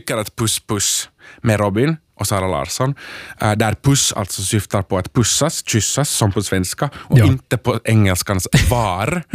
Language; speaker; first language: Swedish; native; Swedish